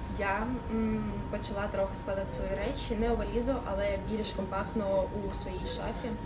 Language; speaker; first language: Ukrainian; non-native, local second language; Russian